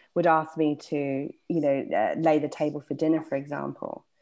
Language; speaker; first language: English; native; English